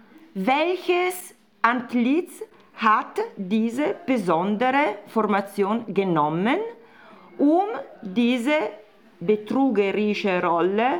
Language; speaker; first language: German; non-native, fluent; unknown